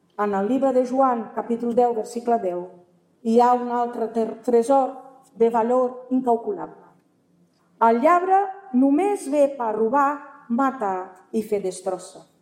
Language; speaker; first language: Catalan; non-native, fluent; Portuguese